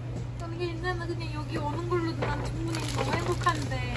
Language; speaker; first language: Korean; non-native, fluent; Turkish